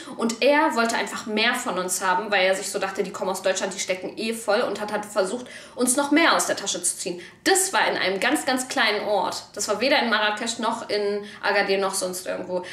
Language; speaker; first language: German; early bilingual, other home language; Turkish